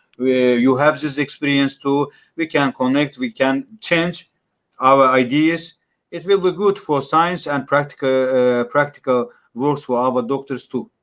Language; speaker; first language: English; non-native, learner; Russian